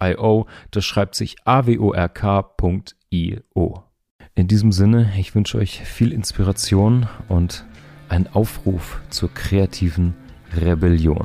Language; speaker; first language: German; native; German